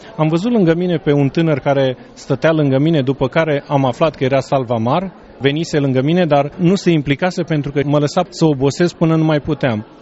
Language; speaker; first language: Romanian; native; Romanian